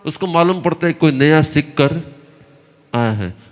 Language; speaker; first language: Hindi; non-native, local second language; Gujarati